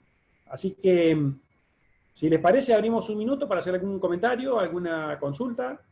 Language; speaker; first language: Spanish; native; Spanish